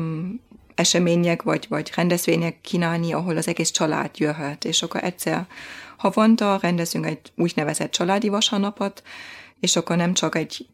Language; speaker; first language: Hungarian; non-native, fluent; German